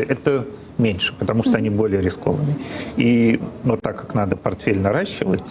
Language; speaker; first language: Russian; native; Russian